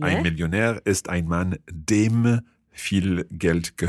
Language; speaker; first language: German; non-native, fluent; English